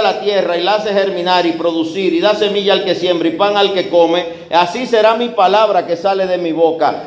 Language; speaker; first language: Spanish; native; Spanish